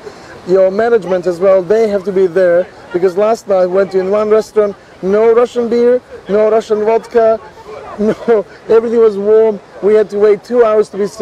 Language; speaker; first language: English; non-native, fluent; Serbian